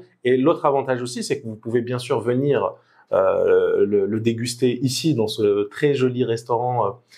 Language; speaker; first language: French; native; French